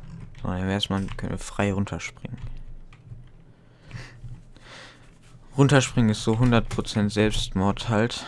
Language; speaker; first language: German; native; German